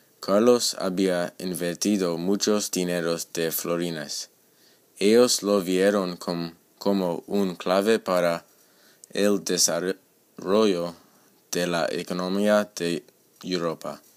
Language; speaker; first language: Spanish; non-native, learner; English